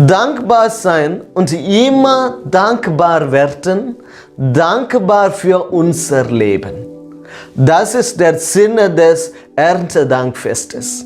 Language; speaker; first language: German; non-native, fluent; Malayalam